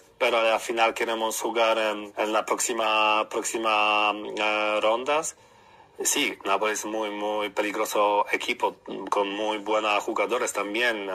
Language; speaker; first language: Spanish; non-native, learner; Polish